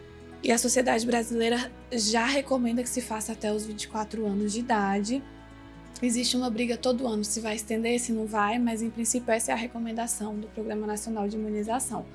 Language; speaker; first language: Portuguese; native; Portuguese